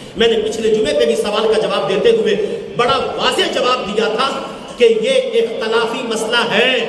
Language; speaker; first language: Urdu; non-native, local second language; Punjabi